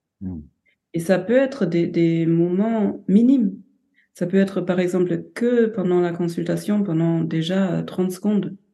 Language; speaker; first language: French; non-native, fluent; German